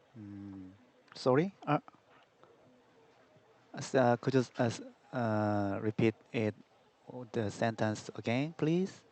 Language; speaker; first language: English; non-native, learner; Korean